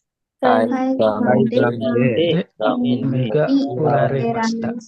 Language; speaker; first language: Japanese; non-native, learner; Indonesian